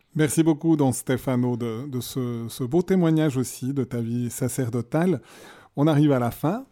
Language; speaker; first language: French; native; French